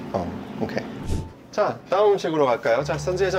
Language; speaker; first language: Korean; non-native, fluent; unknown